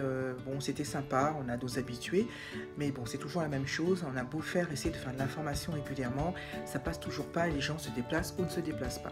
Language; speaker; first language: French; native; French